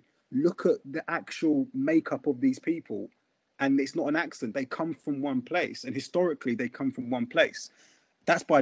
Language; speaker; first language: English; native; English